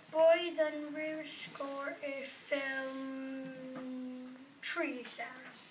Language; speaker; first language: Welsh; non-native, learner; English